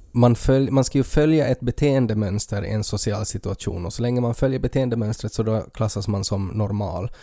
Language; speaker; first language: Swedish; native; Swedish